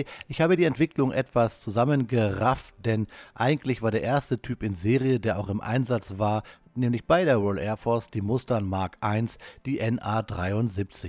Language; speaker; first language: German; native; German